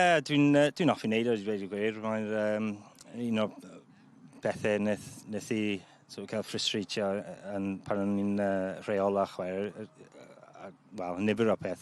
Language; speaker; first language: Welsh; non-native, local second language; English